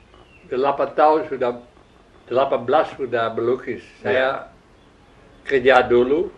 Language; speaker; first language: Indonesian; non-native, learner; Dutch